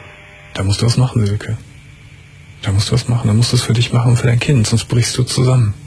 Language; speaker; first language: German; native; German